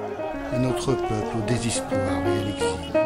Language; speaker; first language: French; native; French